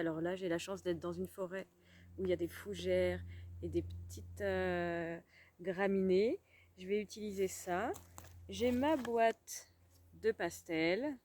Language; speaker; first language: French; native; French